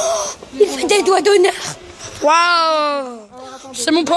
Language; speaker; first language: French; native; French